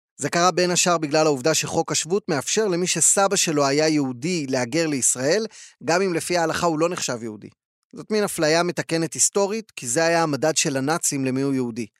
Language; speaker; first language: Hebrew; native; Hebrew